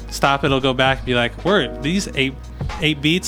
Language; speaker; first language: English; native; English